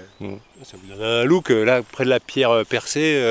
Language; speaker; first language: French; native; French